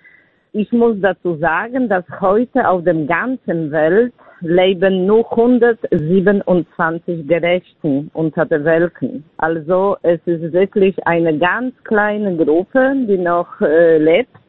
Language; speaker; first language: German; non-native, fluent; Polish